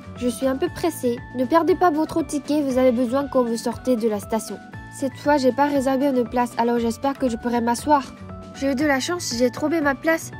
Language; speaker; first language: French; non-native, fluent; Japanese